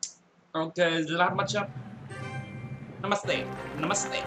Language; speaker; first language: English; non-native, learner; Vietnamese